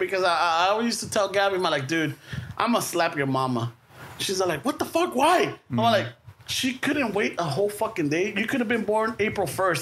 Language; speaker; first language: English; early bilingual, other home language; Spanish